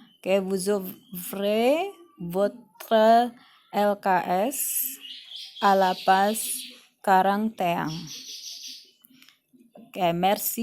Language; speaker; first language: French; non-native, fluent; Indonesian